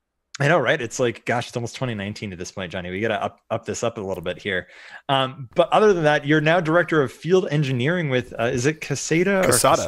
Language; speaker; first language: English; native; English